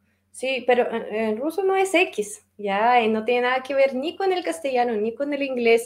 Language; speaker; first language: Spanish; non-native, fluent; Russian